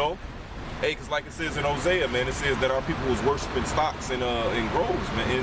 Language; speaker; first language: English; native; English